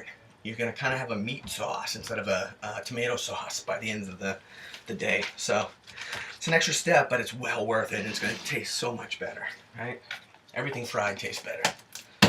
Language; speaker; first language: English; native; English